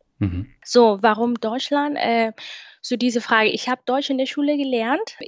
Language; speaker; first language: German; non-native, fluent; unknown